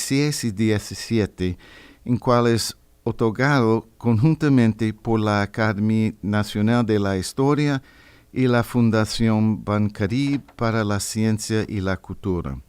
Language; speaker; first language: Spanish; non-native, fluent; English